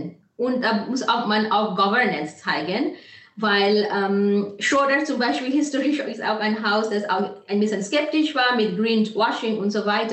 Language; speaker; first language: German; non-native, fluent; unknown